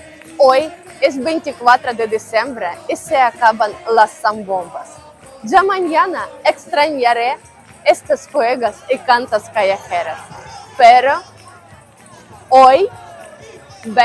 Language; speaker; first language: Spanish; non-native, learner; Ukrainian